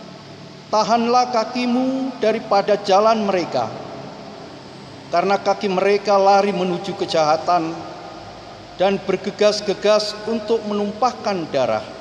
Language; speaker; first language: Indonesian; native; Indonesian